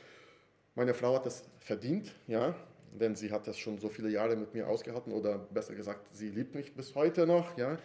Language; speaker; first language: German; non-native, fluent; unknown